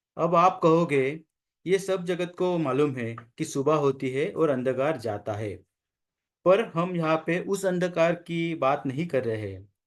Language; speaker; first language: Hindi; non-native, local second language; Marathi